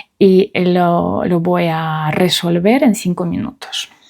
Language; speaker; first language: Spanish; non-native, fluent; Russian